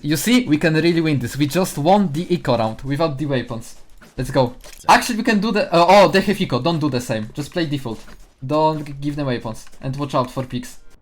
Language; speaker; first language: English; non-native, learner; Polish